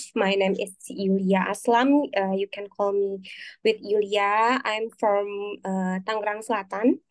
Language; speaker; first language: English; non-native, learner; Indonesian